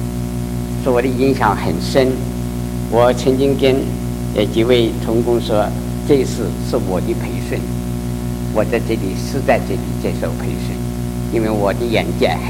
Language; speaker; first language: Chinese; native; Chinese